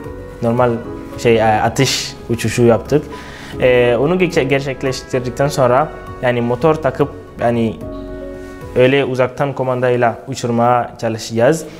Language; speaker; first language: Turkish; non-native, fluent; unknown